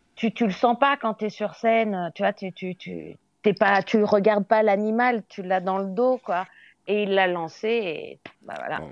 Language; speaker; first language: French; native; French